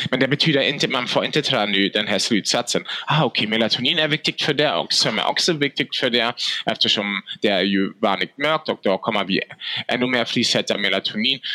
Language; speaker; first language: Swedish; non-native, fluent; German